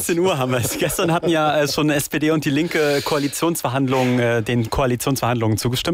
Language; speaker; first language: German; native; German